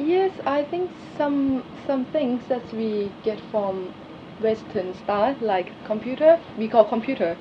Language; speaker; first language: English; non-native, learner; Thai